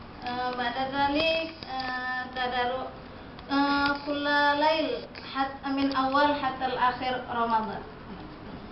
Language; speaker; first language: Arabic; non-native, learner; Indonesian